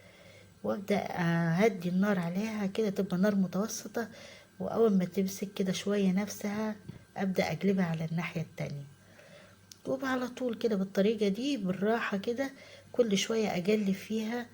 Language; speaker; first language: Arabic; native; Arabic